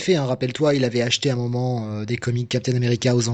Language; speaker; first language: French; native; French